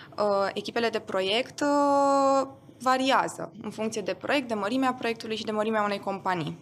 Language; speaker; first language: Romanian; non-native, local second language; German